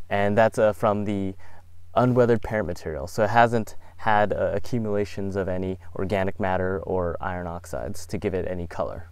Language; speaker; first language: English; native; English